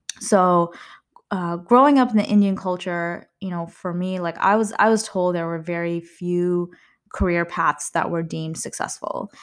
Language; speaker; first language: English; early bilingual, other home language; Malayalam